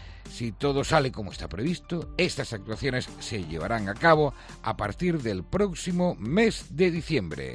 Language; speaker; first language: Spanish; native; Spanish